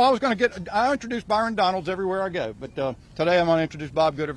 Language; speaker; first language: English; native; English